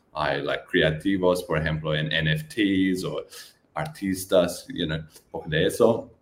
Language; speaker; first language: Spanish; non-native, learner; English